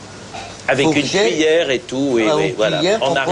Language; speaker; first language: French; native; French